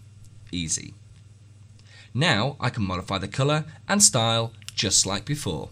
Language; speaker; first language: English; native; English